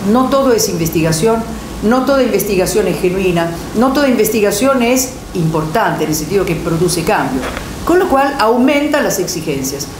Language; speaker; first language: Spanish; non-native, fluent; Italian